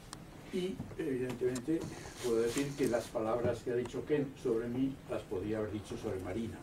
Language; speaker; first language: Spanish; native; Spanish